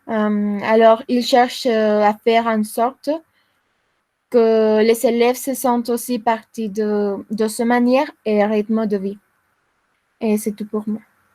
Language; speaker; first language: French; non-native, learner; Spanish